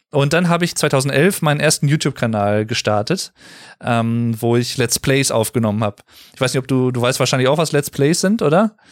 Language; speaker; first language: German; native; German